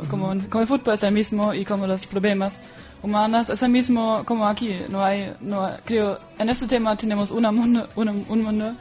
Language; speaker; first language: Spanish; non-native, fluent; German